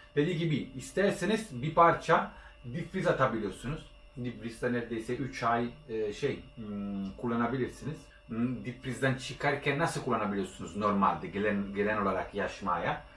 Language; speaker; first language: Turkish; non-native, learner; Italian